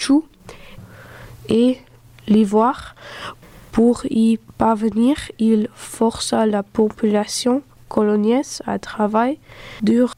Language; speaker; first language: French; early bilingual, other home language; Dutch